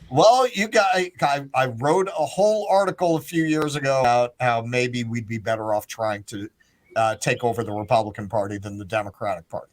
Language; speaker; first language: English; native; English